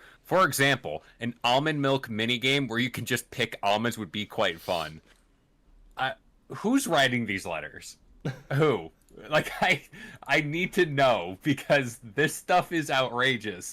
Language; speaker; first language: English; native; English